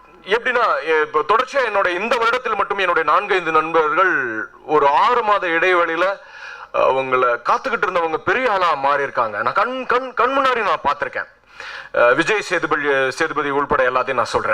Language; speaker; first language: Tamil; native; Tamil